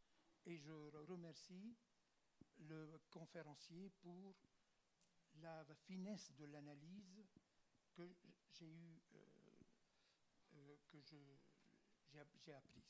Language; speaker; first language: French; non-native, local second language; Arabic